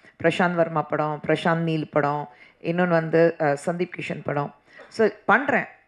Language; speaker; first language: Tamil; non-native, fluent; Hindi